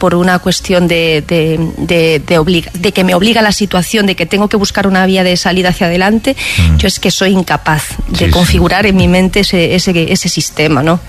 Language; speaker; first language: Spanish; native; Spanish